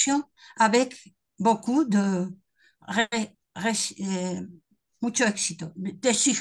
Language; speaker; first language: French; non-native, learner; Spanish